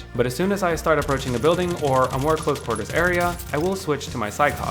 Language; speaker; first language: English; native; English